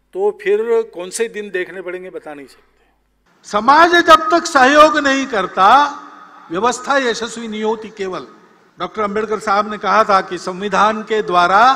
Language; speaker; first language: Hindi; non-native, local second language; Marathi